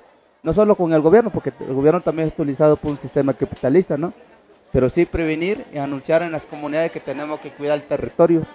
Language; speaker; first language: Spanish; non-native, local second language; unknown